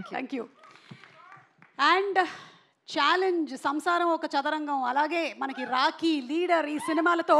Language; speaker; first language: Telugu; native; Telugu